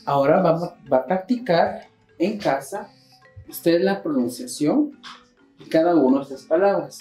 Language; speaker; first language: Spanish; non-native, local second language; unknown